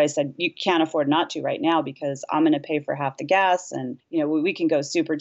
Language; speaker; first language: English; native; English